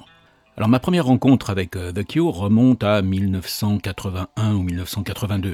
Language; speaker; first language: French; native; French